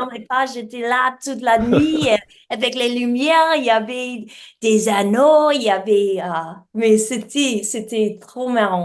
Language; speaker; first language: French; non-native, learner; English